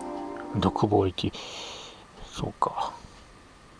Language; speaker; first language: Japanese; native; Japanese